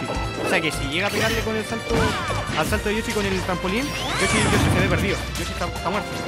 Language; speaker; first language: Spanish; native; Spanish